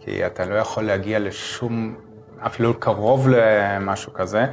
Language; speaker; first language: Hebrew; non-native, fluent; German